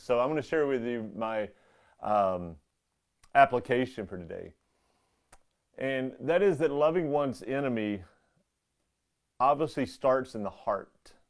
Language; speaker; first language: English; native; English